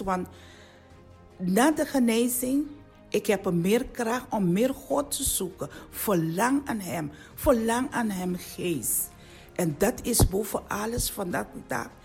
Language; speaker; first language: Dutch; non-native, learner; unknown